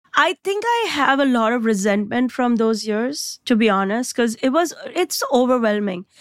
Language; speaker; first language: English; non-native, local second language; Gujarati